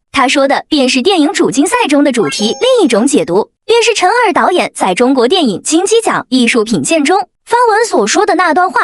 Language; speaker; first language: Chinese; native; Chinese